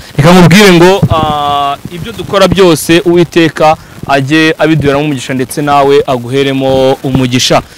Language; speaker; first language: Kinyarwanda; native; Kinyarwanda